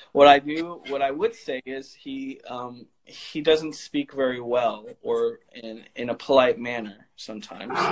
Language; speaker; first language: English; native; English